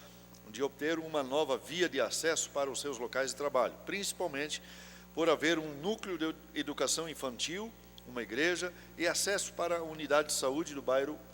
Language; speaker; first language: Portuguese; native; Portuguese